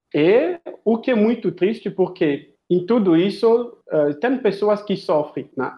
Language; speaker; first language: Portuguese; non-native, fluent; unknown